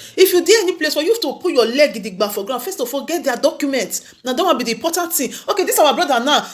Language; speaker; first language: Nigerian Pidgin; non-native, local second language; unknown